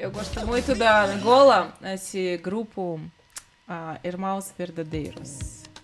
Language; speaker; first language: Portuguese; non-native, fluent; Russian